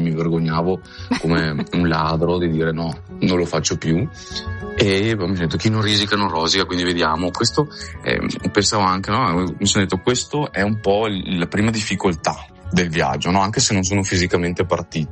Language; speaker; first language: Italian; native; Italian